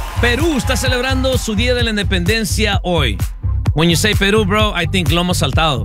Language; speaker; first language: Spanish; early bilingual, heritage; Spanish